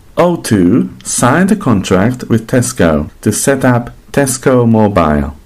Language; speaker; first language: English; non-native, fluent; Slovak